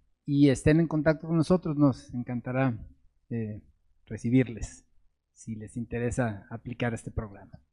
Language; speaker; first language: Spanish; native; Spanish